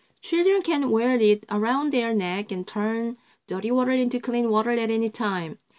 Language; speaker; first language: English; non-native, fluent; Korean